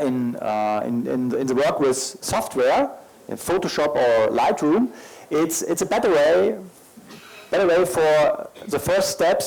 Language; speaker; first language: English; non-native, learner; German